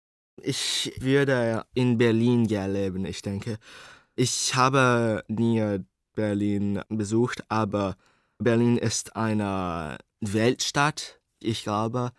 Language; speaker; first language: German; non-native, learner; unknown